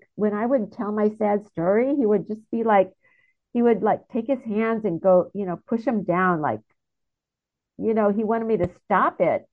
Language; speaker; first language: English; native; English